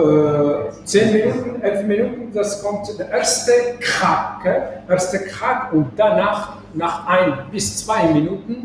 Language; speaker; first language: German; non-native, fluent; Arabic